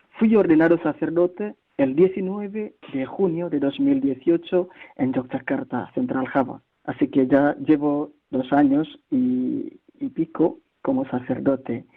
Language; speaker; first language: Spanish; non-native, fluent; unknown